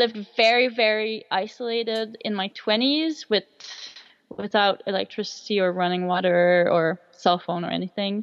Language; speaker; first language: English; non-native, fluent; French